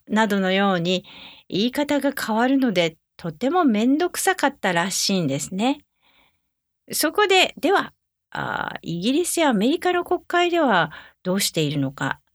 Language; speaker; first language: Japanese; native; Japanese